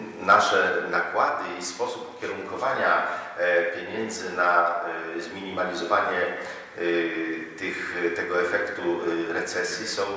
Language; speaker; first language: Polish; native; Polish